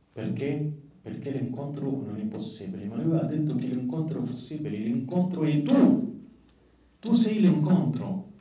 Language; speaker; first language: Italian; non-native, fluent; Arabic